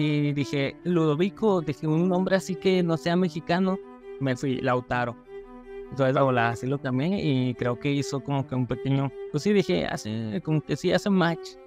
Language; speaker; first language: Spanish; native; Spanish